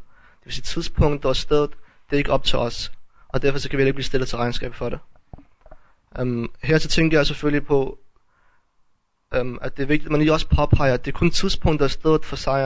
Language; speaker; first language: Danish; early bilingual, other home language; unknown